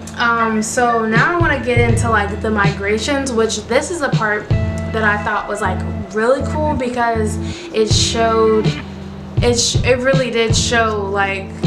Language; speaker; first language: English; native; English